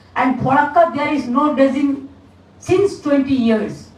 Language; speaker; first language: English; non-native, local second language; Bangla